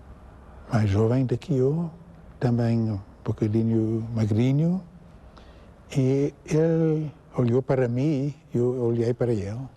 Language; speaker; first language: Portuguese; non-native, fluent; English